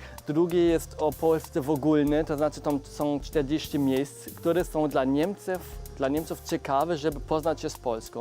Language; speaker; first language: Polish; non-native, fluent; German